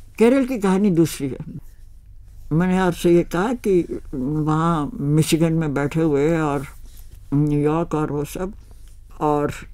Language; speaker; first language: Hindi; native; Hindi